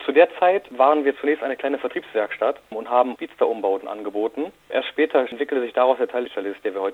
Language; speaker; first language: German; native; German